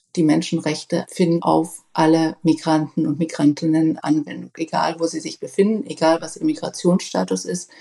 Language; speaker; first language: German; native; German